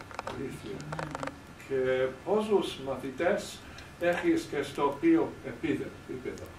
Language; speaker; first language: Greek; non-native, learner; Finnish